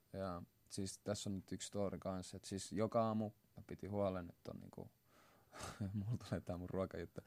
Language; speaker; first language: Finnish; early bilingual, other home language; Swahili